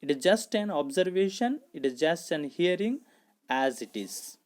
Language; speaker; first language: English; non-native, local second language; Kannada